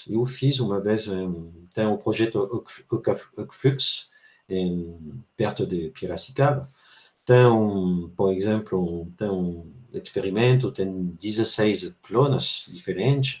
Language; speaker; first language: Portuguese; non-native, fluent; French